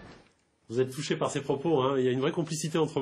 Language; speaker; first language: French; native; French